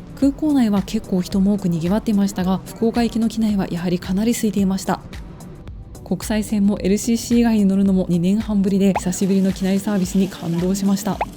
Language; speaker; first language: Japanese; native; Japanese